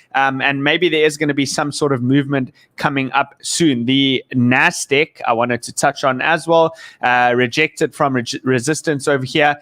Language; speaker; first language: English; native; English